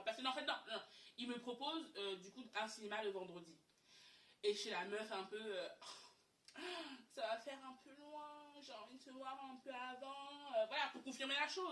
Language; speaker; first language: French; native; French